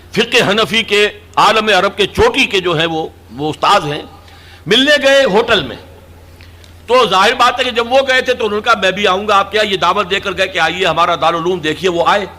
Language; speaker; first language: Urdu; native; Urdu